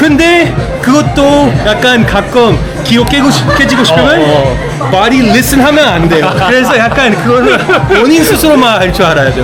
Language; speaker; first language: Korean; non-native, fluent; English